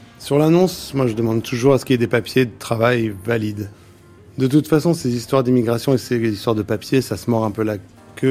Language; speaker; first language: French; native; French